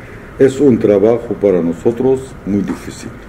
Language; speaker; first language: Spanish; non-native, fluent; Arabic